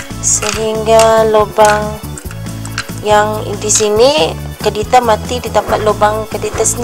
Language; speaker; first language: Malay; native; Malay